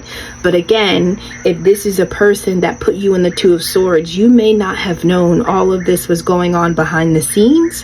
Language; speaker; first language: English; native; English